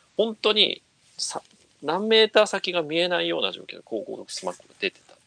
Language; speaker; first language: Japanese; native; Japanese